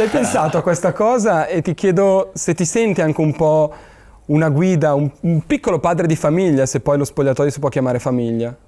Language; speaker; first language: Italian; native; Italian